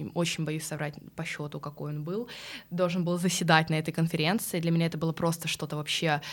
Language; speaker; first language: Russian; early bilingual, other home language; Swedish